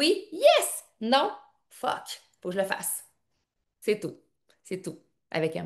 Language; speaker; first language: French; native; French